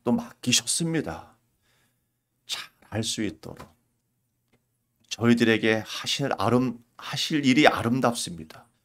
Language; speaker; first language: Korean; native; Korean